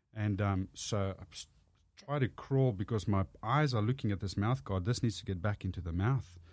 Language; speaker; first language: English; non-native, local second language; Afrikaans